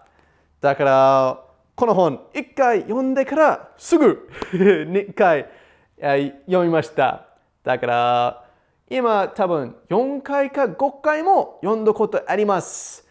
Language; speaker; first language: Japanese; non-native, learner; English